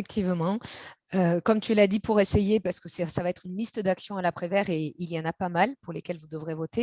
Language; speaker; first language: French; native; French